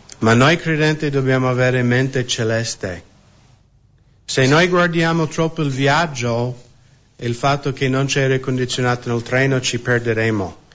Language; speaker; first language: Italian; non-native, fluent; English